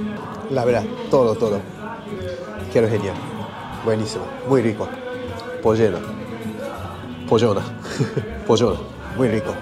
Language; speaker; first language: Spanish; non-native, learner; Japanese